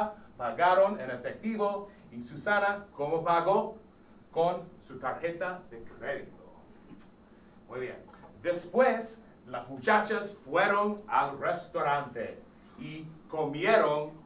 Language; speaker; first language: Spanish; non-native, fluent; English